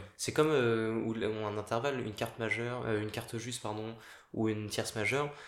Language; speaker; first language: French; native; French